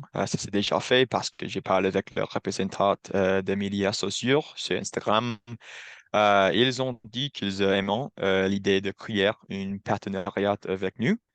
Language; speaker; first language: French; non-native, learner; English